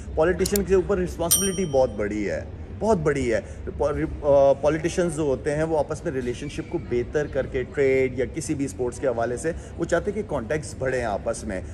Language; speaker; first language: Urdu; non-native, local second language; Pashto